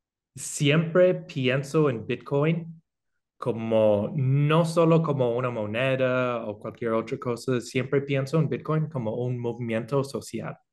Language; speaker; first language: Spanish; non-native, fluent; English